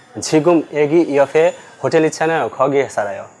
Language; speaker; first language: Korean; non-native, learner; Bangla